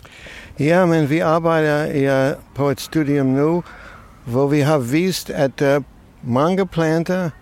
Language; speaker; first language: Danish; non-native, fluent; English